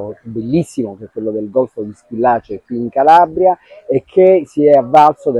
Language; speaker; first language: Italian; native; Italian